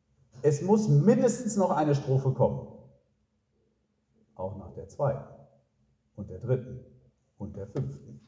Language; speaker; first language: German; native; German